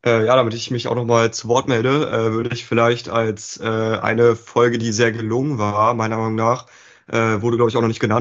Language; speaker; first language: German; native; German